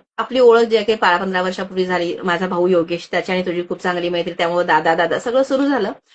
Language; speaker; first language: Marathi; native; Marathi